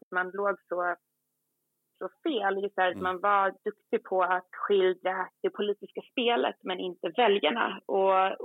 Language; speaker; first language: Swedish; native; Swedish